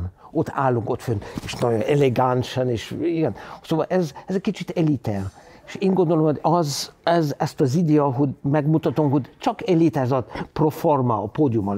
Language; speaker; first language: Hungarian; non-native, learner; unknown